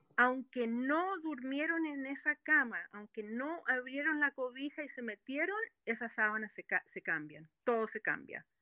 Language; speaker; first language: Spanish; early bilingual, heritage; Spanish